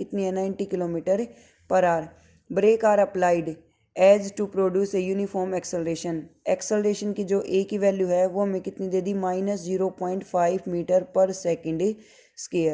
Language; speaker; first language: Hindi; native; Hindi